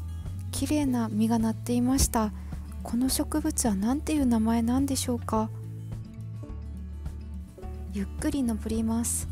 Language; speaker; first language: Japanese; non-native, fluent; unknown